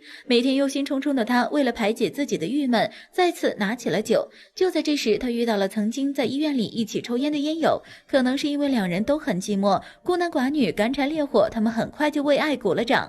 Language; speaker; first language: Chinese; native; Chinese